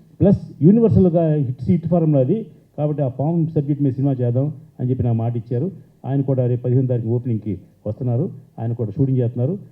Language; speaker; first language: Telugu; native; Telugu